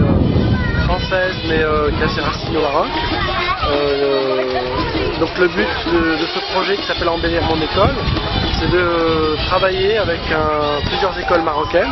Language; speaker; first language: French; native; French